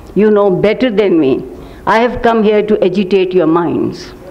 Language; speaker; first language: English; non-native, local second language; Urdu